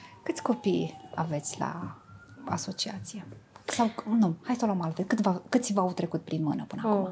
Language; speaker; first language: Romanian; native; Romanian